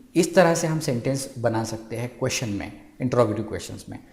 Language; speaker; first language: Hindi; non-native, local second language; Marathi